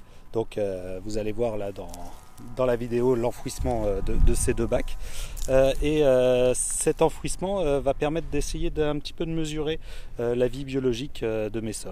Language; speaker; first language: French; native; French